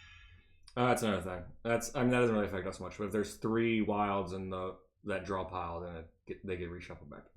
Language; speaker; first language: English; native; English